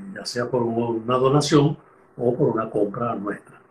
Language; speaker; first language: Spanish; native; Spanish